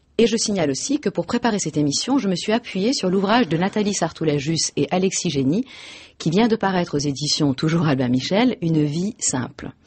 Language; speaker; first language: French; native; French